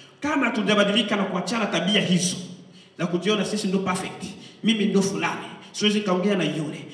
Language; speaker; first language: Swahili; non-native, local second language; Bembe